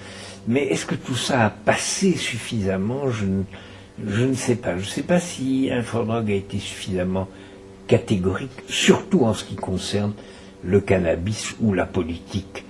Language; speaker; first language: French; native; French